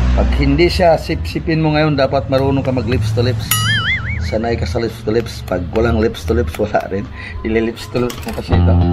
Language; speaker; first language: Filipino; non-native, local second language; Cebuano